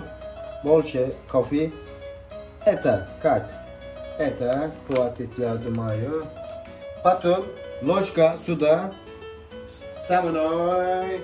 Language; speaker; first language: Russian; non-native, learner; Turkish